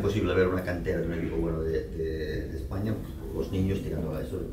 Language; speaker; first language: Spanish; native; Spanish